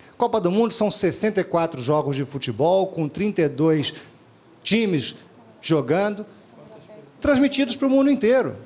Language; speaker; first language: Portuguese; native; Portuguese